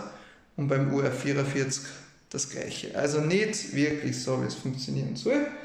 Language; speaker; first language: German; native; German